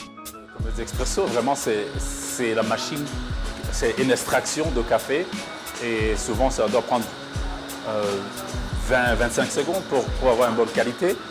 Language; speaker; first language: French; non-native, local second language; Kinyarwanda